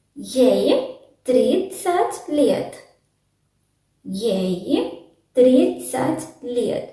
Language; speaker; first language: Russian; non-native, learner; Sinhala